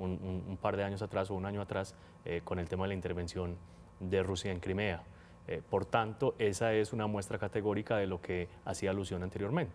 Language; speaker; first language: Spanish; native; Spanish